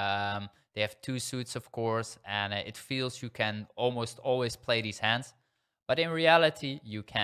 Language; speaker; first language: English; non-native, fluent; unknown